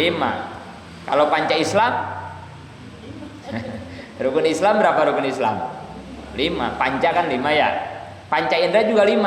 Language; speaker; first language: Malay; non-native, local second language; Sundanese